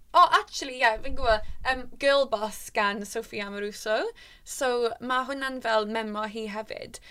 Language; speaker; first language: Welsh; non-native, local second language; English